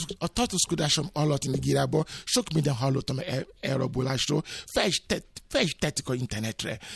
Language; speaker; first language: Hungarian; non-native, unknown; Yoruba